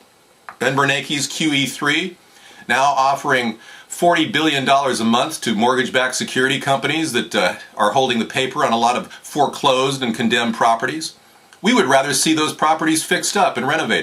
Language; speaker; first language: English; native; English